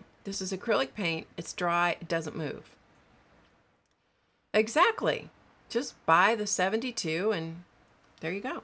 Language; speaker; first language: English; native; English